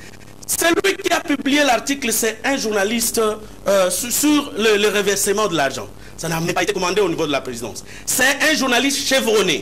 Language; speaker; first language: French; non-native, local second language; Lingala